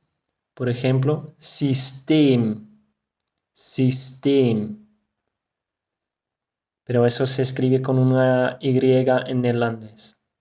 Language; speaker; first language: Spanish; non-native, fluent; Dutch